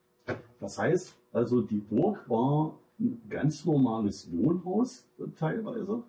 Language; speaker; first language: German; native; German